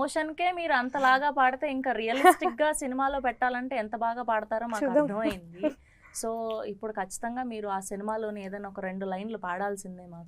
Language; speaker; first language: Telugu; native; Telugu